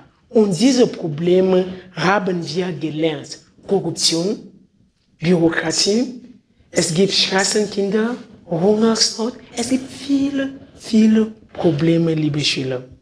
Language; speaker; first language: German; non-native, fluent; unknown